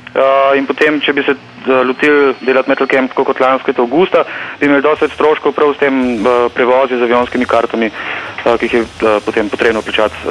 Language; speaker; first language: Slovenian; native; Slovenian